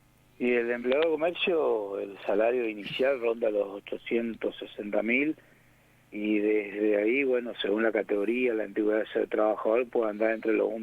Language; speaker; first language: Spanish; native; Spanish